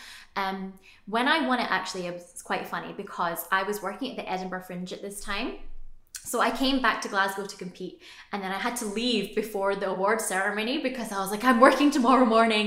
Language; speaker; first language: English; native; English